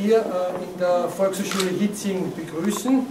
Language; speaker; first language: German; native; German